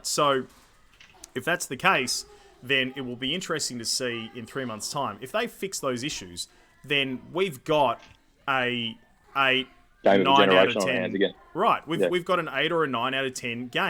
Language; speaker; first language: English; native; English